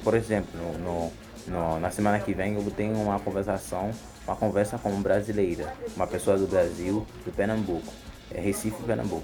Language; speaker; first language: Portuguese; non-native, fluent; Haitian Creole